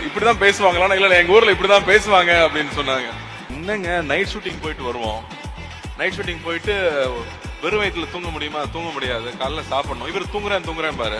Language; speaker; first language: Tamil; native; Tamil